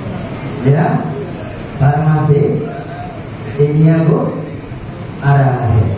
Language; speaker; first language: Hindi; non-native, learner; Burmese